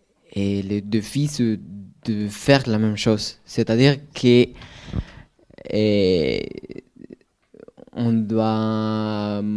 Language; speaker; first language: French; non-native, fluent; Spanish